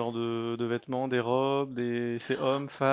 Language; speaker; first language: French; native; French